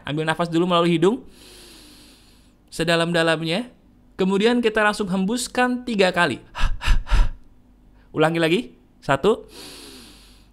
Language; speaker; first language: Indonesian; native; Indonesian